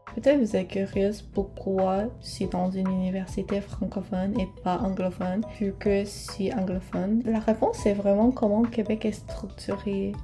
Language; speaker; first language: French; non-native, fluent; Korean